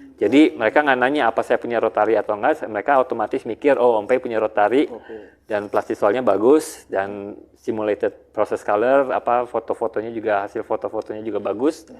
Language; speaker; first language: Indonesian; early bilingual, heritage; Indonesian